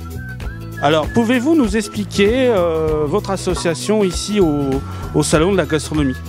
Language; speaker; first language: French; native; French